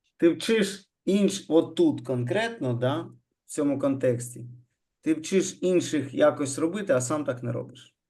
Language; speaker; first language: Ukrainian; non-native, local second language; Russian